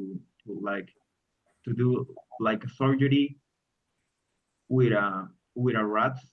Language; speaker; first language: English; non-native, learner; Spanish